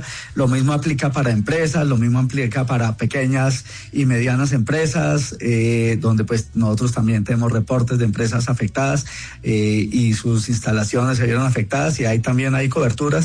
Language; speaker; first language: Spanish; native; Spanish